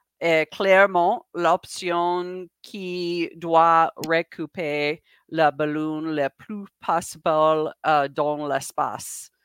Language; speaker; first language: French; non-native, learner; English